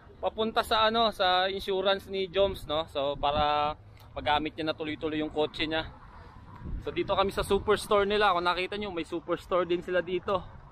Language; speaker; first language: Filipino; non-native, local second language; Hiligaynon